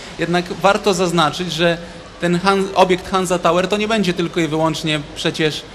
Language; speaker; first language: Polish; native; Polish